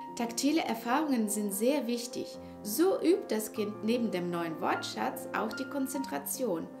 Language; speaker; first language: German; non-native, fluent; Russian